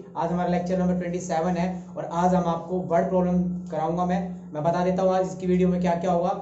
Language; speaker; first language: Hindi; native; Hindi